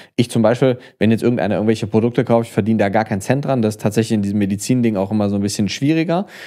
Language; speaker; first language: German; native; German